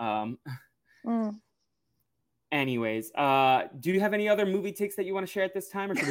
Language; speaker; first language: English; native; English